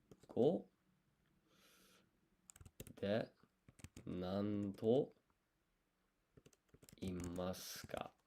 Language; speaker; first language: Japanese; non-native, learner; English